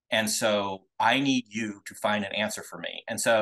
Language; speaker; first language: English; native; English